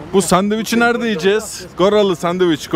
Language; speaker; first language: Turkish; native; Turkish